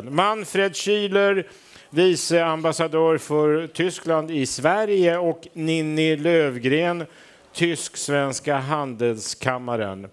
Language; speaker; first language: Swedish; native; Swedish